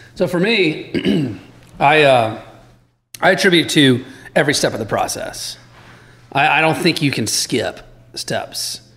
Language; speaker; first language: English; native; English